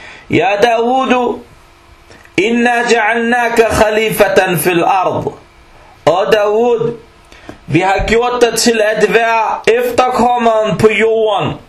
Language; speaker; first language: Danish; early bilingual, other home language; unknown